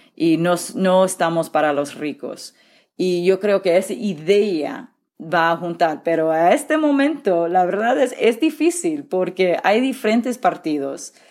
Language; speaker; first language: Spanish; early bilingual, heritage; Spanish